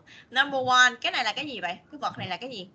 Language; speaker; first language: Vietnamese; native; Vietnamese